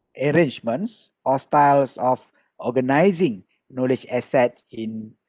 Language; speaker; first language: English; non-native, local second language; Malay